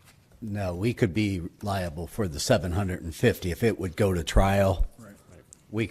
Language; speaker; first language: English; native; English